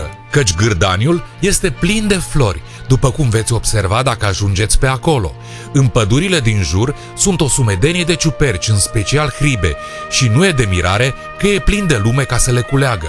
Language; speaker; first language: Romanian; native; Romanian